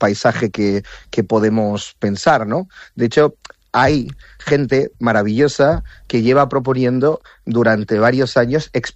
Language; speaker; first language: Catalan; non-native, local second language; Galician